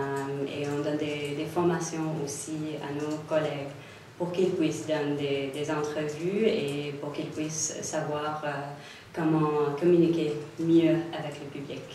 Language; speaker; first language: French; non-native, local second language; English